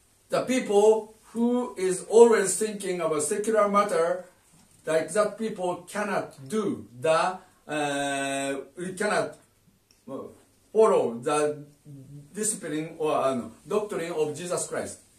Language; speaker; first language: English; non-native, learner; Japanese